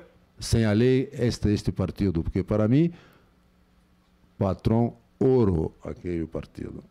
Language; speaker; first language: Spanish; non-native, fluent; Portuguese